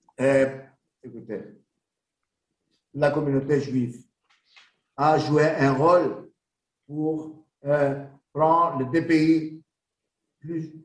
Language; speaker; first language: French; non-native, learner; Greek